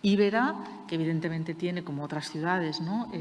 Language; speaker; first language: Spanish; native; Spanish